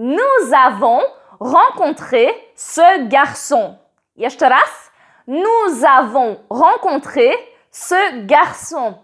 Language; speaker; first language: French; non-native, fluent; Polish